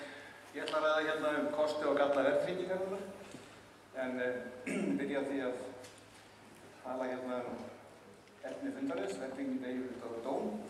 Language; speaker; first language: Icelandic; native; Icelandic